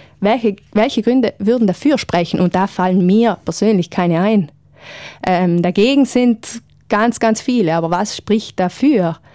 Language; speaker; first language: German; native; German